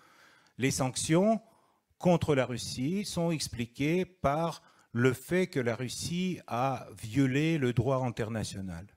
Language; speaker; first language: French; non-native, fluent; Russian